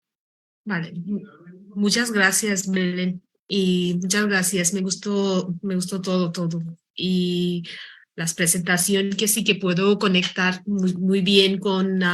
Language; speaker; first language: Spanish; non-native, fluent; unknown